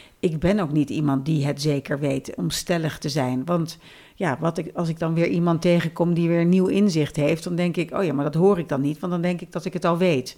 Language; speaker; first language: Dutch; native; Dutch